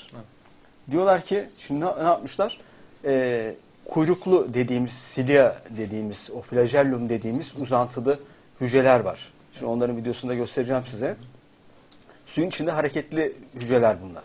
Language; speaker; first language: Turkish; native; Turkish